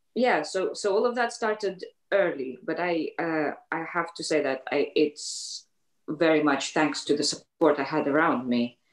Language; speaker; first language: English; native; English